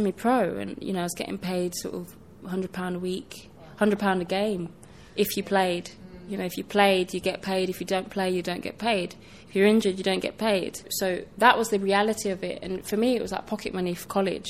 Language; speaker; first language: English; native; English